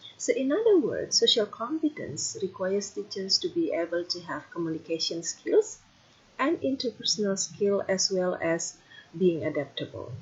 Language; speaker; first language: English; non-native, fluent; Indonesian